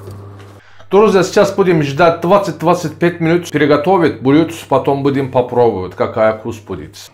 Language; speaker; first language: Russian; non-native, learner; Turkish